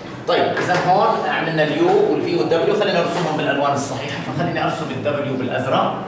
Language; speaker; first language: Arabic; native; Arabic